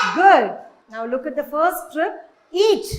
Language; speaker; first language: English; non-native, fluent; Tamil